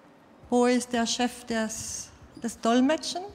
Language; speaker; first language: German; non-native, learner; French